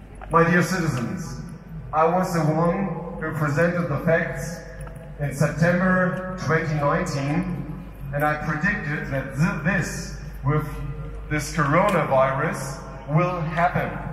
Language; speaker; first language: English; non-native, fluent; German